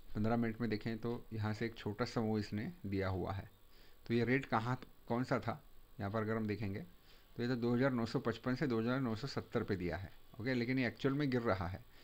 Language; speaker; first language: Hindi; non-native, local second language; Marathi